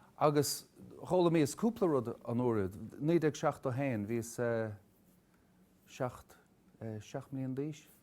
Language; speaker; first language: Irish; native; Irish